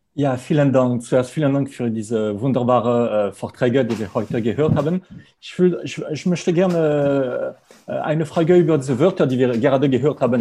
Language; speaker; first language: German; non-native, fluent; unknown